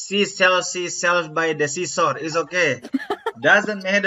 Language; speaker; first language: English; non-native, learner; Indonesian